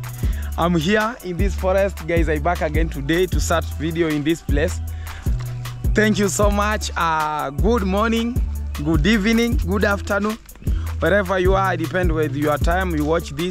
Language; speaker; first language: English; non-native, learner; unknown